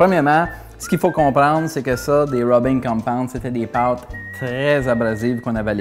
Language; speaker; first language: French; native; French